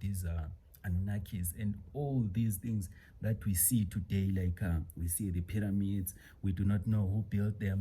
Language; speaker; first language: English; non-native, local second language; Xhosa